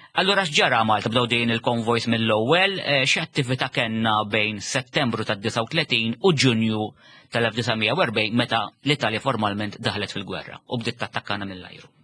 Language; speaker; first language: Maltese; native; Maltese